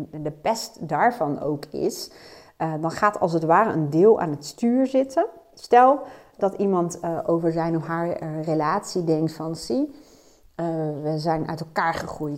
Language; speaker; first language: Dutch; native; Dutch